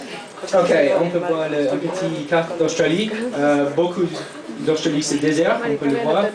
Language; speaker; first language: French; non-native, fluent; English